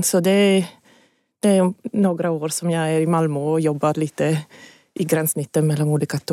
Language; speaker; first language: Swedish; non-native, fluent; Italian